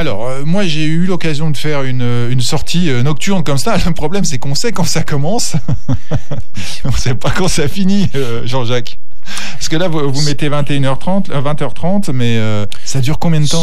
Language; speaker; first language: French; native; French